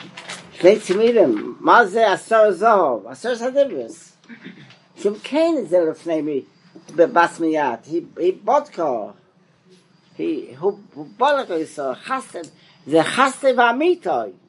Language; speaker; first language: Hebrew; non-native, fluent; English